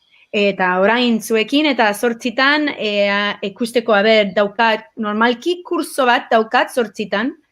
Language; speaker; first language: Basque; early bilingual, heritage; English